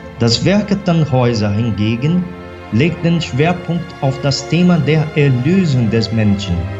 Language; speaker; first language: German; non-native, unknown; Portuguese